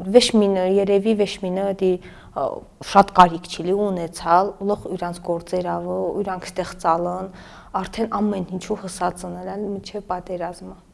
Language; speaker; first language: Armenian; native; Armenian